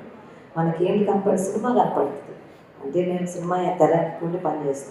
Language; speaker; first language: Telugu; native; Telugu